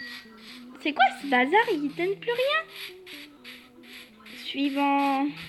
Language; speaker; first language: French; native; French